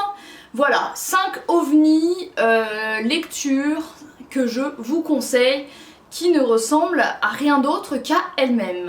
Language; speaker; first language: French; native; French